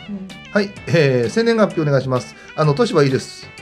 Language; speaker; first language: Japanese; native; Japanese